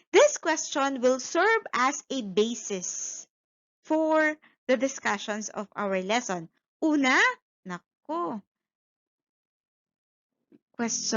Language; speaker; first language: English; non-native, local second language; Filipino